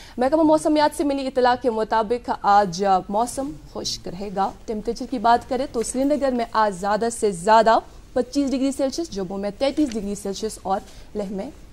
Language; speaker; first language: Hindi; non-native, local second language; Kashmiri